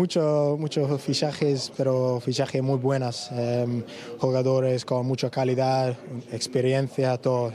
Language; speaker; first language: Spanish; non-native, learner; English